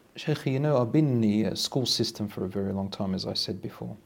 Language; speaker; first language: English; native; English